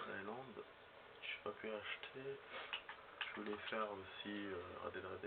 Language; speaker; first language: French; native; French